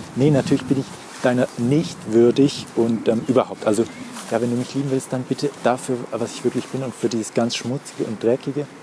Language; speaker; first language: German; native; German